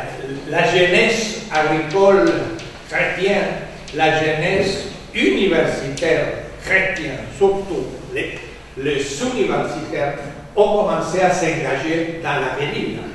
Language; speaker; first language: French; non-native, fluent; Spanish